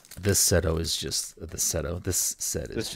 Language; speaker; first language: English; native; English